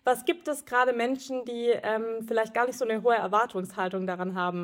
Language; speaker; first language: German; native; German